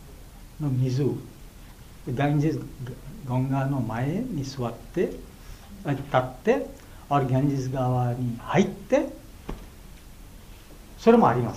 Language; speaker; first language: Japanese; non-native, fluent; Bangla